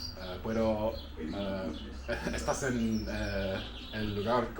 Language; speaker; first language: Spanish; non-native, learner; English